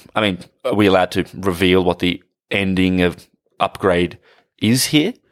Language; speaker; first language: English; native; English